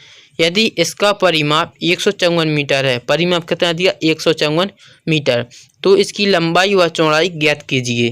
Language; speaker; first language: Hindi; native; Hindi